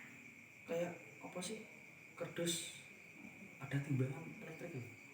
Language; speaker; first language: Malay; non-native, local second language; Javanese